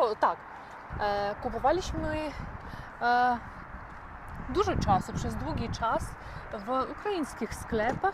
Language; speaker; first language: Polish; non-native, learner; Ukrainian